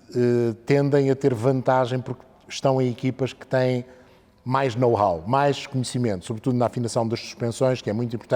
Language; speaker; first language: Portuguese; native; Portuguese